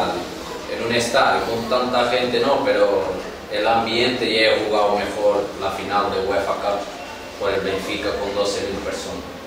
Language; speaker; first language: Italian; non-native, learner; Portuguese